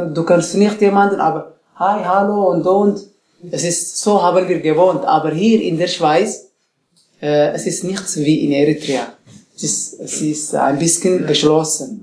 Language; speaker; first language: German; non-native, learner; Tigrinya